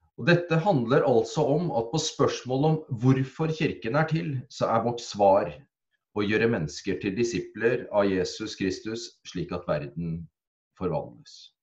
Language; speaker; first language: Norwegian; native; Norwegian